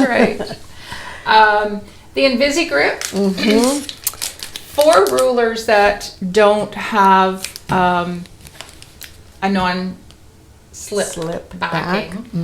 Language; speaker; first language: English; native; English